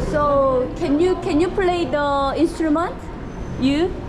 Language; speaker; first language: English; non-native, learner; Korean